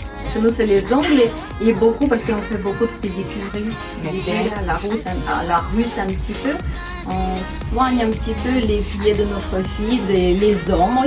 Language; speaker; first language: French; non-native, learner; Russian